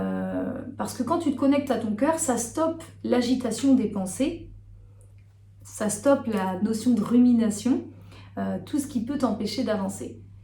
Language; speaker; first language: French; native; French